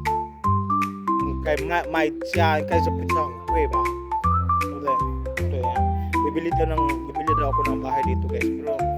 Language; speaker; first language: Chinese; non-native, learner; Filipino